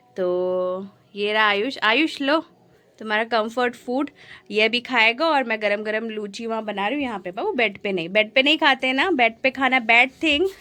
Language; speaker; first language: Hindi; non-native, local second language; Bangla